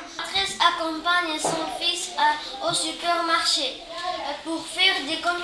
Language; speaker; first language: French; non-native, learner; Arabic